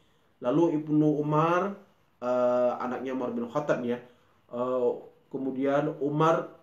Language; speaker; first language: Indonesian; native; Indonesian